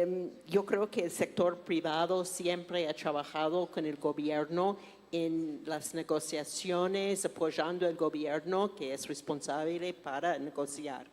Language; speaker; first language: Spanish; non-native, fluent; English